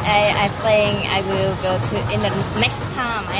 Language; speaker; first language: English; non-native, learner; Vietnamese